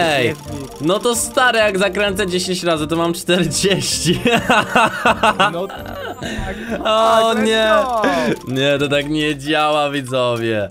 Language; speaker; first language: Polish; native; Polish